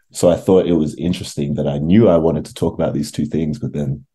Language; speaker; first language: English; native; English